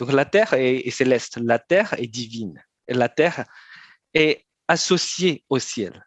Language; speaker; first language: French; non-native, fluent; Chinese